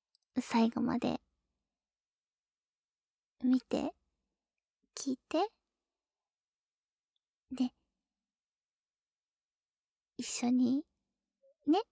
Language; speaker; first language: Japanese; native; Japanese